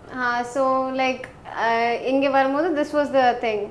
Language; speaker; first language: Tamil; non-native, learner; Hindi